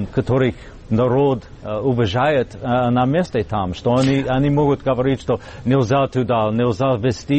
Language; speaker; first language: Russian; non-native, fluent; English